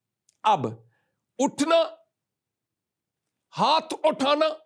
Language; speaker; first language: Urdu; native; Urdu